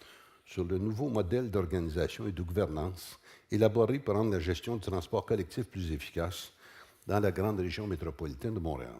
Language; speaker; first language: French; native; French